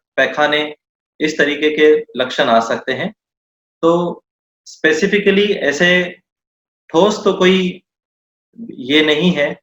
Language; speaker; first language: Hindi; non-native, local second language; Marathi